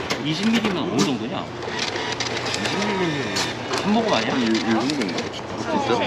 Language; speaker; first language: Chinese; non-native, fluent; Korean